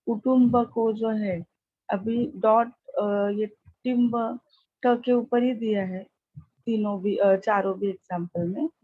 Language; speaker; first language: Hindi; non-native, local second language; Marathi